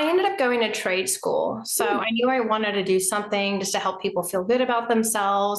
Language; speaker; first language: English; native; English